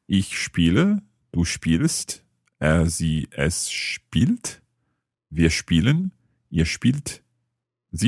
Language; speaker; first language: German; non-native, learner; English